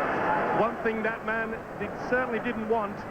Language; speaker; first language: English; native; English